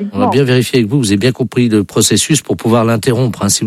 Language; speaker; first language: French; native; French